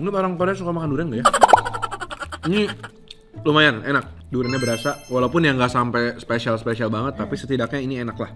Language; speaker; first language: Indonesian; native; Indonesian